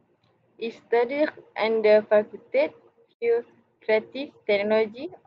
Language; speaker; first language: German; non-native, learner; Malay